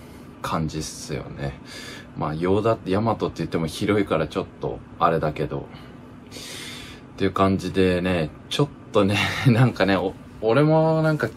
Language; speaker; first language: Japanese; native; Japanese